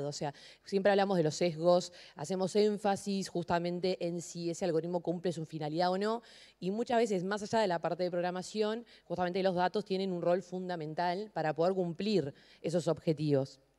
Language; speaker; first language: Spanish; native; Spanish